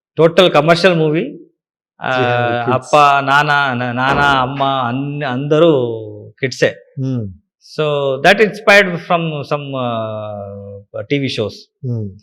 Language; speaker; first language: Telugu; non-native, learner; Kannada